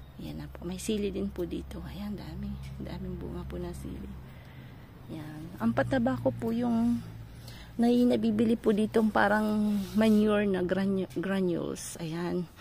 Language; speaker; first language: Filipino; non-native, local second language; Bikol